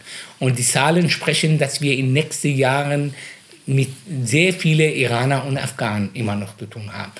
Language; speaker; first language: German; non-native, fluent; Persian